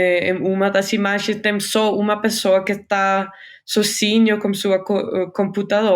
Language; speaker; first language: Portuguese; non-native, learner; Danish